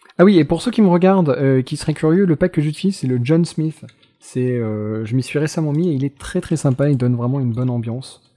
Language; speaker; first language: French; native; French